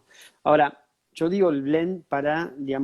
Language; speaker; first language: Spanish; native; Spanish